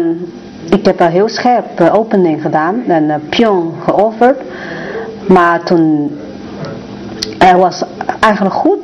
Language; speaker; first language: Dutch; non-native, learner; Chinese